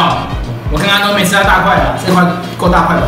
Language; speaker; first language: Chinese; native; Chinese